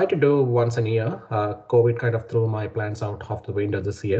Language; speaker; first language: English; non-native, local second language; Malayalam